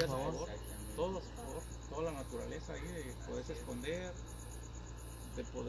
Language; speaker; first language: Spanish; native; Spanish